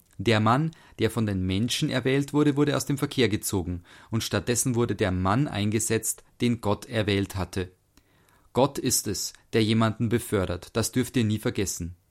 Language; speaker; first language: German; non-native, fluent; English